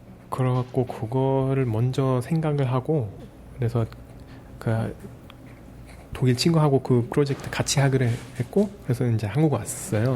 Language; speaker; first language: Korean; early bilingual, heritage; Korean